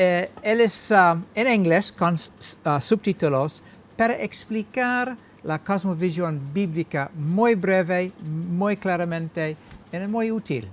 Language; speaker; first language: Spanish; non-native, learner; English